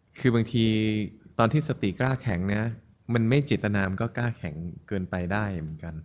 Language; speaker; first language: Thai; native; Thai